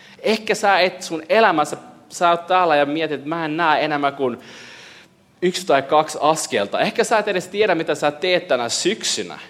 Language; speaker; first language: Finnish; early bilingual, heritage; Finnish